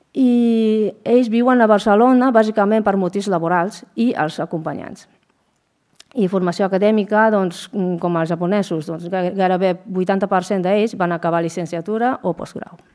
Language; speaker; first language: Catalan; non-native, fluent; Japanese